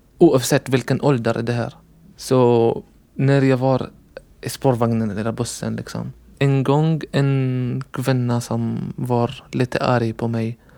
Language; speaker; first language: Swedish; non-native, learner; Arabic